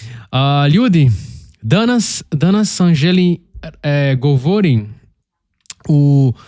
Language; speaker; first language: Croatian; non-native, learner; Portuguese